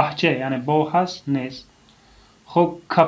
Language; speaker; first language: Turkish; non-native, fluent; Tajik